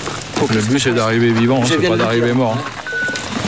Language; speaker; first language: French; native; French